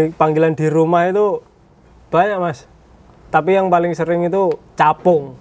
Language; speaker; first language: Indonesian; non-native, local second language; Javanese